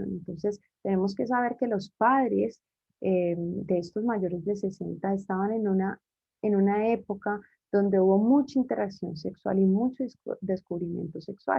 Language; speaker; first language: Spanish; native; Spanish